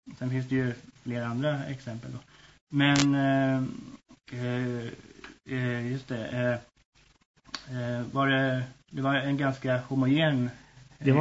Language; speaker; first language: Swedish; native; Swedish